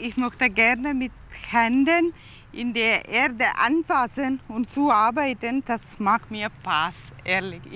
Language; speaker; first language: German; non-native, learner; Tamil